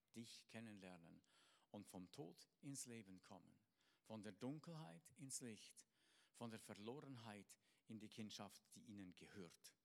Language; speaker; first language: German; native; German